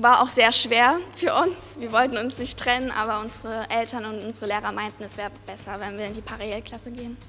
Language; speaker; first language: German; native; German